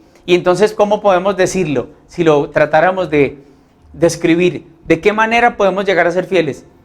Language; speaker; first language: Spanish; native; Spanish